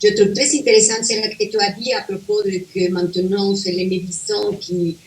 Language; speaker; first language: French; non-native, fluent; Spanish